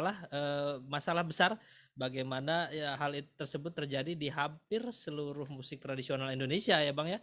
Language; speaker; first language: Indonesian; native; Indonesian